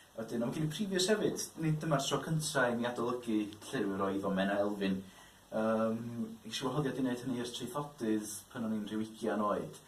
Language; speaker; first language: Welsh; native; Welsh